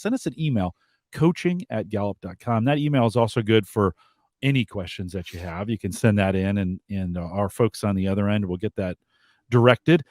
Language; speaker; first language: English; native; English